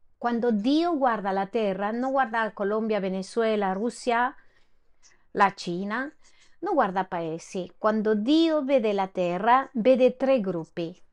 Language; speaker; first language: Italian; non-native, fluent; Spanish